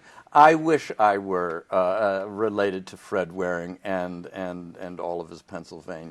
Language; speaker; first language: English; native; English